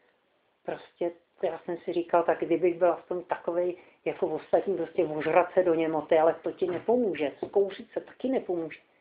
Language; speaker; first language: Czech; native; Czech